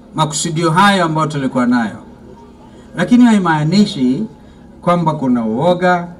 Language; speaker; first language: Swahili; native; Swahili